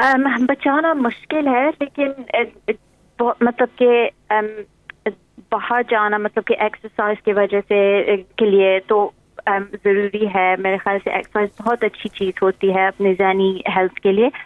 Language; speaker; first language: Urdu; early bilingual, heritage; English